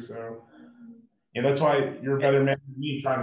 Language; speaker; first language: English; native; English